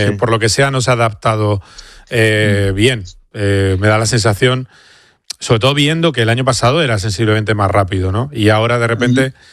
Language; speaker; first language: Spanish; native; Spanish